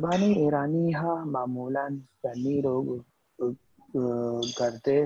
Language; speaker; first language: Persian; non-native, learner; Urdu